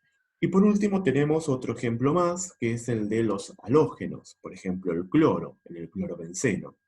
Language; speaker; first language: Spanish; native; Spanish